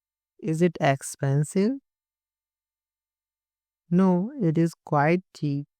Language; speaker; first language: English; non-native, local second language; Hindi